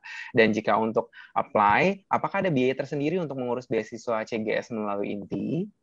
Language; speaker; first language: Indonesian; native; Indonesian